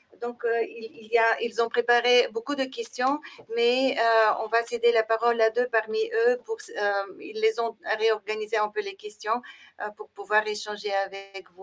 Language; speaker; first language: French; non-native, fluent; Bulgarian